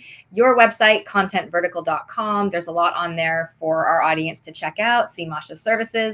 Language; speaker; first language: English; native; English